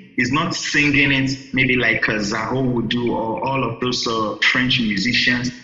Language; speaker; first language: English; non-native, local second language; Yoruba